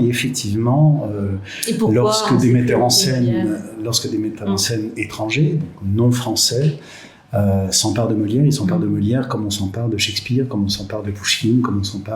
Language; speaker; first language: French; native; French